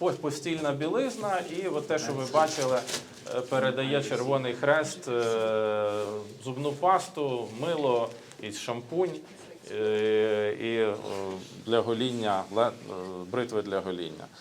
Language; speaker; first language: Ukrainian; native; Ukrainian